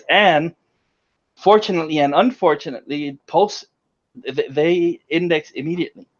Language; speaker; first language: English; native; English